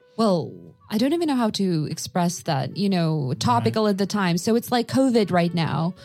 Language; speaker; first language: English; non-native, fluent; Russian